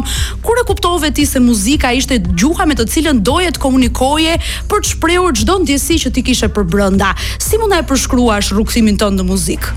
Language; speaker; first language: Albanian; native; Albanian